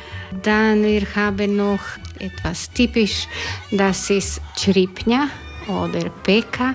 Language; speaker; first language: German; non-native, learner; Croatian